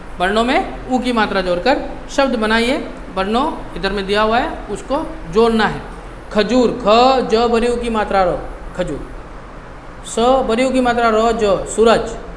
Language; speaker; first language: Hindi; non-native, local second language; Bangla